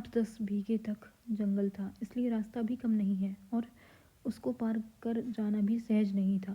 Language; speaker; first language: Hindi; native; Hindi